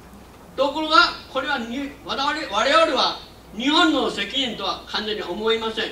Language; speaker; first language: Japanese; non-native, local second language; Min Nan Chinese